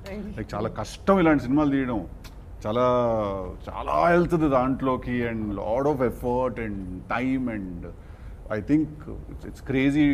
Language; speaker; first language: Telugu; native; Telugu